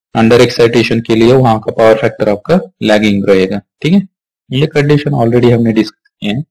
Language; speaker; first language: Hindi; non-native, local second language; Marathi